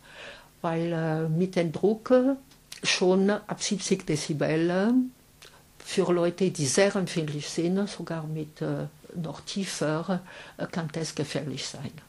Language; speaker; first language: German; non-native, fluent; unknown